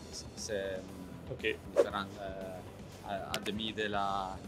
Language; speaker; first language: French; non-native, learner; Italian